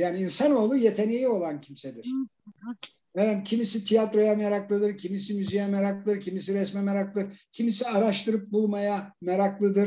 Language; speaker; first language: Turkish; native; Turkish